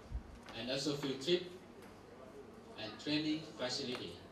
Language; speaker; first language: English; non-native, learner; Thai